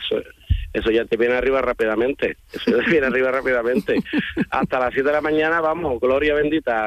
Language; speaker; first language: Spanish; native; Spanish